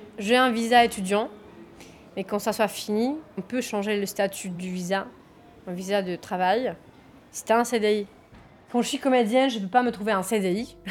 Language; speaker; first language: French; non-native, fluent; Spanish